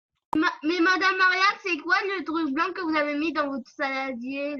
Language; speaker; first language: French; non-native, fluent; Spanish